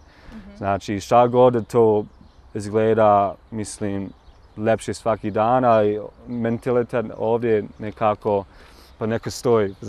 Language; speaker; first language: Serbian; non-native, learner; English